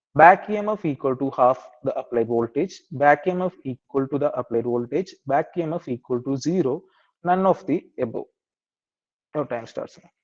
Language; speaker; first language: English; non-native, local second language; Malayalam